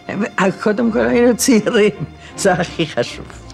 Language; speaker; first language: Hebrew; non-native, fluent; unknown